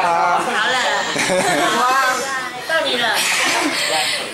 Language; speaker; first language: Chinese; non-native, learner; Vietnamese